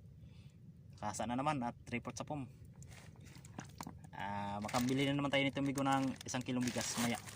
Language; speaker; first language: Filipino; native; Filipino